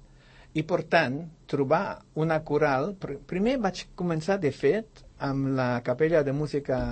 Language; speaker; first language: Catalan; non-native, fluent; Polish